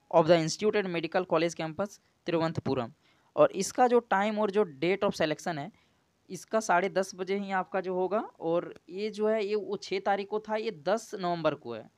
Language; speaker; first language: Hindi; native; Hindi